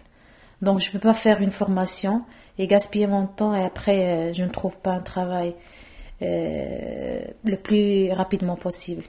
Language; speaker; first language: French; non-native, local second language; Arabic